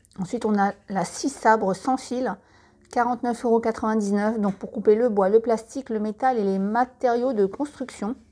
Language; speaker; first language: French; native; French